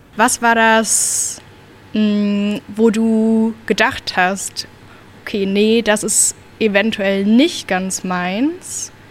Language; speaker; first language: German; native; German